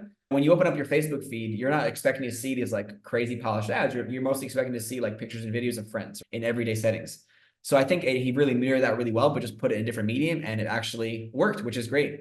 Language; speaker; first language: English; native; English